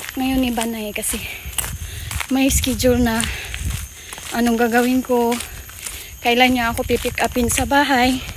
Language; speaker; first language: Filipino; non-native, local second language; Cebuano